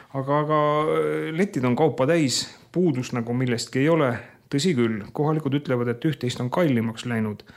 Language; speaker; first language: Estonian; native; Estonian